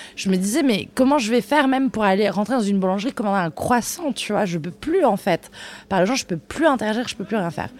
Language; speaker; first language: French; native; French